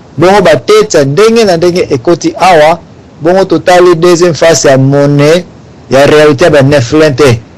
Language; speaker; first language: Lingala; native; Lingala